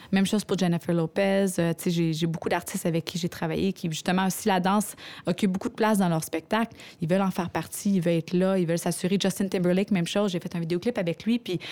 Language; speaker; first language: French; native; French